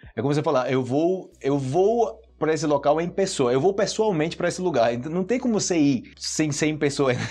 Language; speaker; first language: Portuguese; native; Portuguese